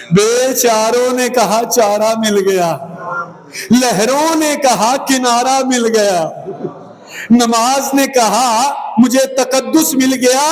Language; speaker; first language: Urdu; non-native, local second language; Punjabi